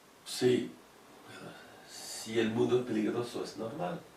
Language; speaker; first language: Spanish; non-native, fluent; French